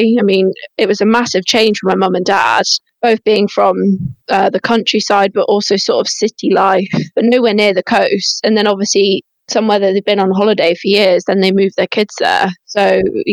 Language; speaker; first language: English; native; English